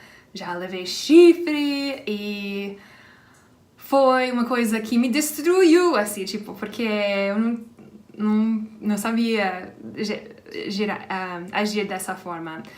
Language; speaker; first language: Portuguese; non-native, fluent; English